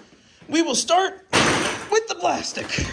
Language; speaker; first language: English; native; English